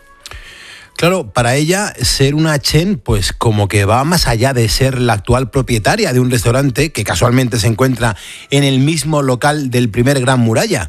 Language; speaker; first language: Spanish; native; Spanish